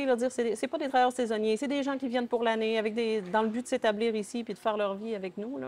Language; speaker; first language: French; native; French